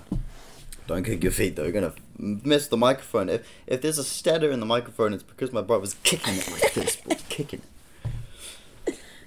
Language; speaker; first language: English; native; English